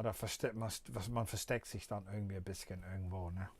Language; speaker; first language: German; non-native, fluent; English